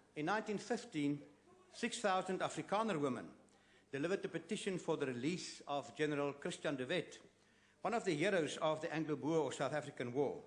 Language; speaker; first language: English; non-native, local second language; Afrikaans